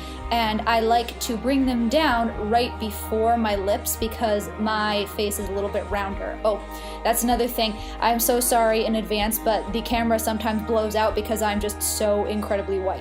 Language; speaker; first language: English; native; English